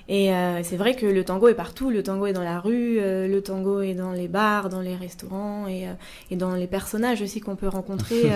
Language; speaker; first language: French; native; French